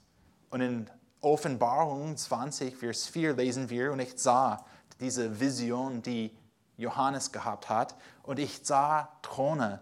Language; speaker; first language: German; non-native, fluent; English